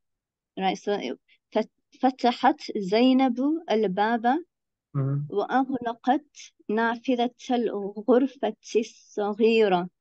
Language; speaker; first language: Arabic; non-native, learner; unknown